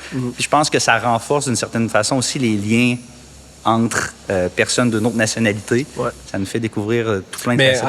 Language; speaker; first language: French; native; French